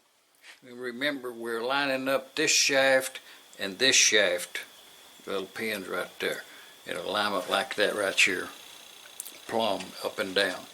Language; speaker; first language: English; native; English